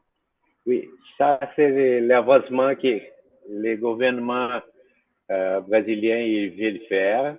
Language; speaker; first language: French; non-native, fluent; Portuguese